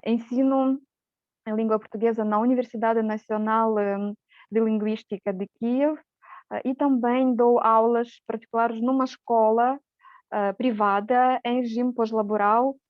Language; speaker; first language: Portuguese; non-native, fluent; Romanian